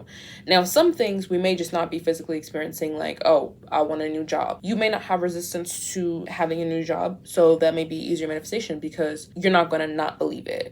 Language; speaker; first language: English; native; English